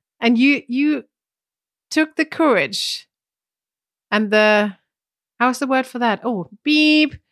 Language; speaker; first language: English; non-native, fluent; German